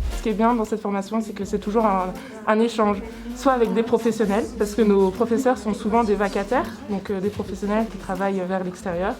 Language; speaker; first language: French; native; French